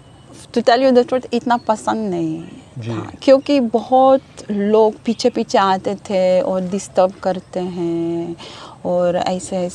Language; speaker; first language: Hindi; non-native, learner; Hebrew